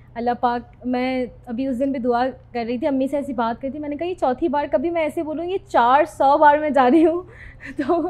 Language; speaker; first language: Urdu; native; Urdu